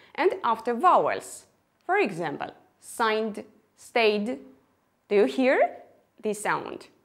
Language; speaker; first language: English; non-native, fluent; Armenian